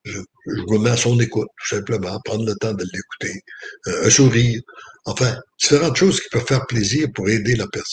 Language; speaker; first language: French; native; French